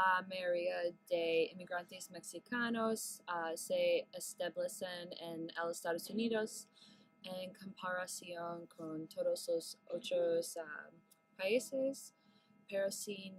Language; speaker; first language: Spanish; non-native, learner; English